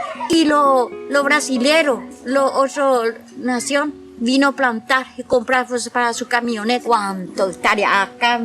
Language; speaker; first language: Spanish; non-native, local second language; Guarani